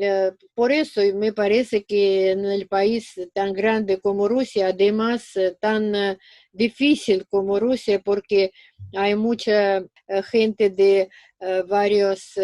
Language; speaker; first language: Spanish; non-native, fluent; Russian